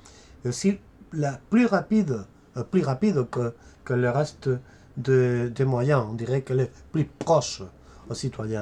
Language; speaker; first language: French; non-native, fluent; Spanish